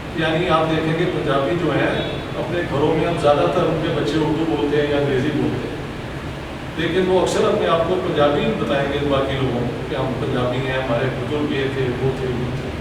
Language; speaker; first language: Urdu; non-native, local second language; Punjabi